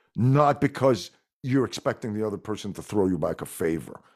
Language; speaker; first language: English; non-native, fluent; French